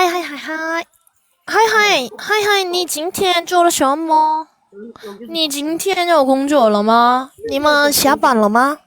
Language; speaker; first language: Chinese; non-native, learner; Korean